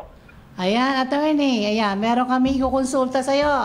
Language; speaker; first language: Filipino; native; Filipino